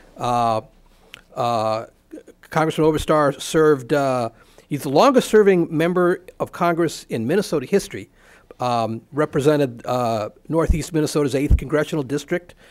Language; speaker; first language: English; native; English